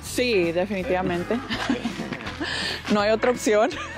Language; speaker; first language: Spanish; early bilingual, heritage; Spanish